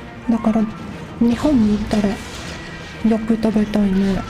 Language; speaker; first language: Japanese; non-native, learner; English